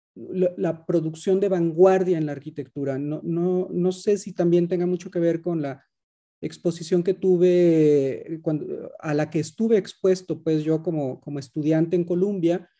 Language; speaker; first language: Spanish; native; Spanish